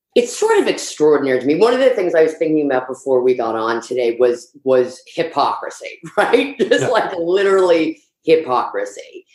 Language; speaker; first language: English; early bilingual, other home language; Swedish